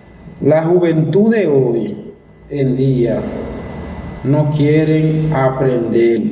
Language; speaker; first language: Spanish; non-native, learner; Haitian Creole